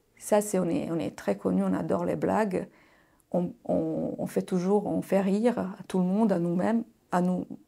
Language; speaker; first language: French; non-native, fluent; Bosnian